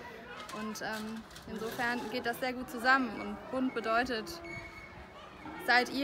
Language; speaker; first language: German; native; German